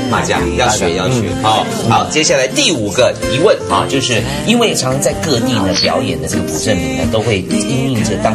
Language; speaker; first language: Chinese; native; Chinese